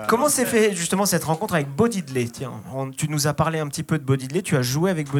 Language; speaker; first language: French; native; French